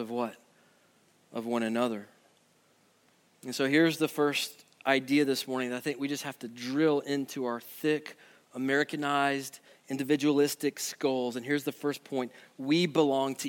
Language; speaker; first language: English; native; English